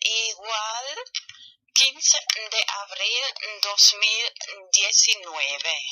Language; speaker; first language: Spanish; non-native, fluent; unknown